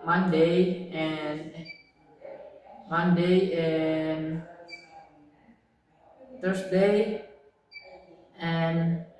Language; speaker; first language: English; non-native, learner; Indonesian